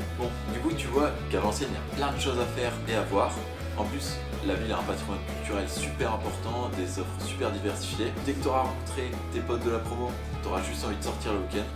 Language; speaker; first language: French; native; French